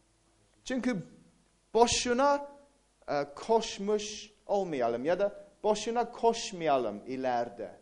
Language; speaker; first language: Turkish; non-native, fluent; English